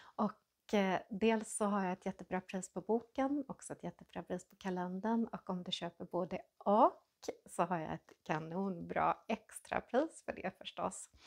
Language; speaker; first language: Swedish; native; Swedish